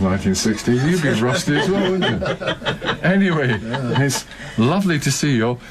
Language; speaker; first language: English; native; English